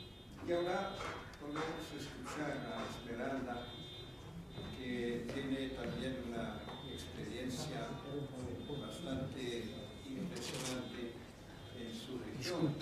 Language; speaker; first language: Spanish; non-native, fluent; French